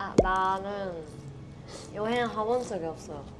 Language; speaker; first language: Korean; non-native, fluent; Japanese